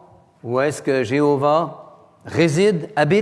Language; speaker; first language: French; native; French